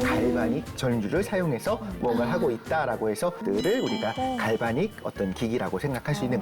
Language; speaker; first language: Korean; native; Korean